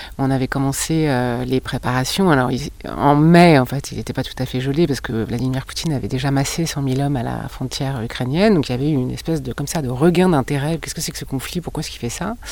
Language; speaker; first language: French; native; French